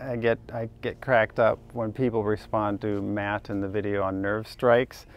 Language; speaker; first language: English; native; English